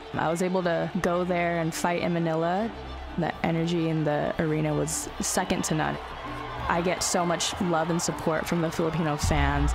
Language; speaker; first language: English; native; English